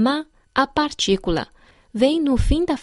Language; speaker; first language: Portuguese; non-native, fluent; Chinese